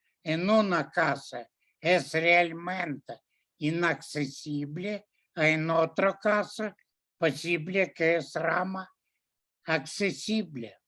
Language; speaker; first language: Spanish; non-native, learner; Russian